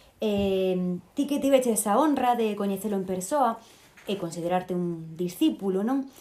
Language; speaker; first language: Galician; native; Galician